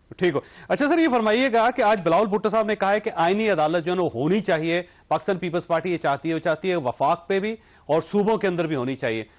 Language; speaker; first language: Urdu; non-native, local second language; Punjabi